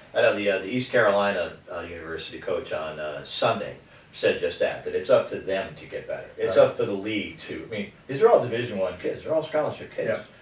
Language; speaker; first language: English; native; English